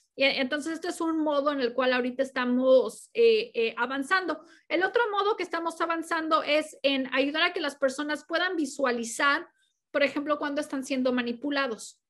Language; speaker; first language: Spanish; native; Spanish